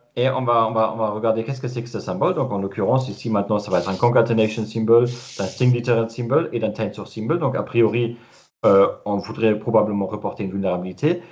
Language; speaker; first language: French; non-native, fluent; German